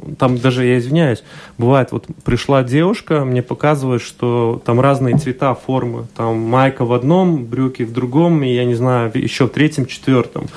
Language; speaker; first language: Russian; non-native, local second language; Latvian